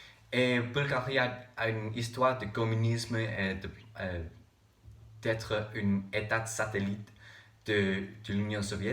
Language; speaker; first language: French; non-native, learner; English